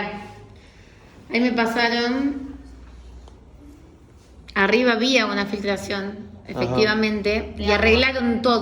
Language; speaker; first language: Spanish; native; Spanish